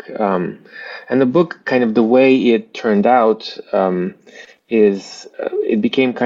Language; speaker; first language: English; non-native, fluent; Russian